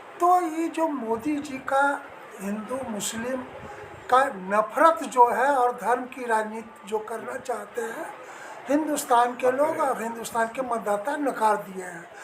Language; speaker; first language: Hindi; native; Hindi